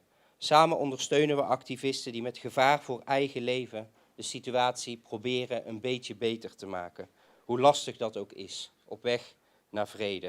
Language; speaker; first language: Dutch; native; Dutch